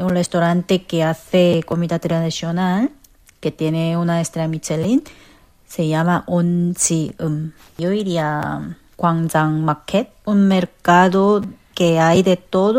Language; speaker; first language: Spanish; non-native, fluent; Korean